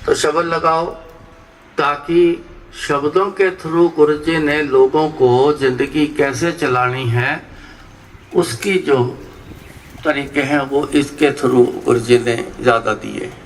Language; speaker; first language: Hindi; non-native, local second language; Punjabi